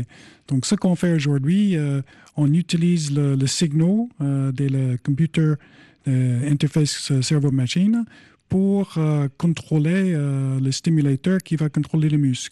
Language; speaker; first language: French; non-native, fluent; English